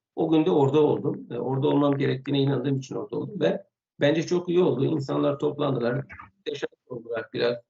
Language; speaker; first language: Turkish; non-native, local second language; Kurdish